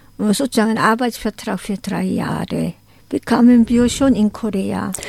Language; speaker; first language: German; non-native, fluent; Korean